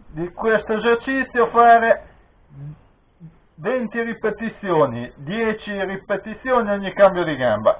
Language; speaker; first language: Italian; native; Italian